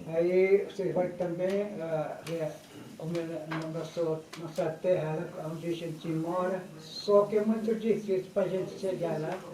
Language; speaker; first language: Portuguese; non-native, local second language; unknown